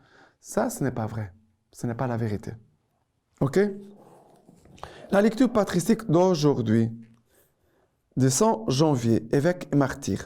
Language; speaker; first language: French; non-native, fluent; Portuguese